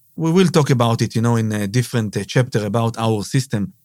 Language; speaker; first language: English; non-native, fluent; Hebrew